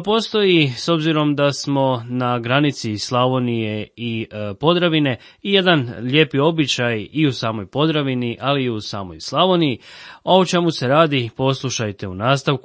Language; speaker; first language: Croatian; native; Croatian